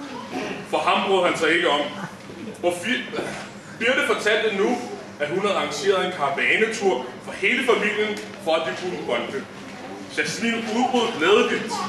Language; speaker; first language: Danish; native; Danish